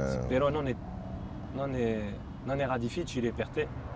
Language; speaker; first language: Italian; non-native, fluent; French